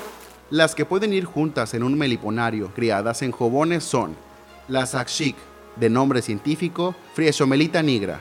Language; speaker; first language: Spanish; native; Spanish